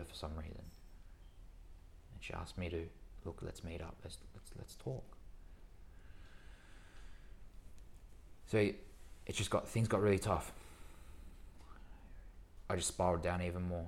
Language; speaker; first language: English; native; English